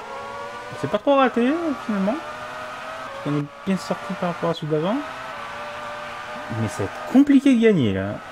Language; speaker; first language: French; native; French